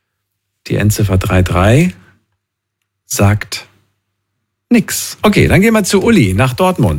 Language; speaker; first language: German; native; German